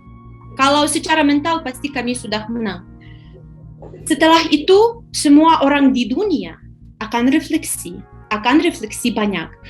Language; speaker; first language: Indonesian; non-native, fluent; Ukrainian